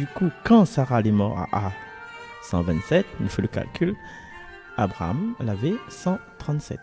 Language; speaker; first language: French; non-native, local second language; Malagasy